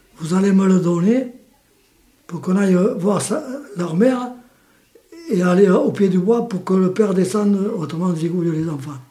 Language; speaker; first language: French; early bilingual, other home language; Spanish